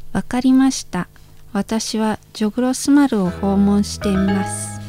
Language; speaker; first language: Japanese; non-native, fluent; Indonesian